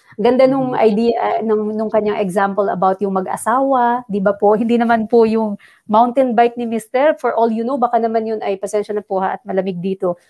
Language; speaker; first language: Filipino; non-native, local second language; Bikol